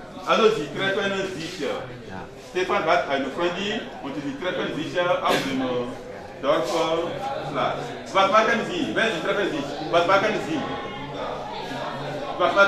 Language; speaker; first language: German; non-native, learner; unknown